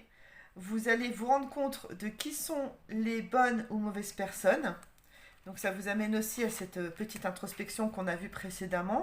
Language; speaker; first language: French; native; French